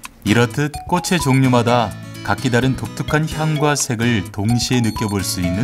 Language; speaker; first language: Korean; native; Korean